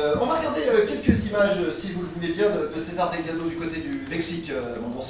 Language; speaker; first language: French; native; French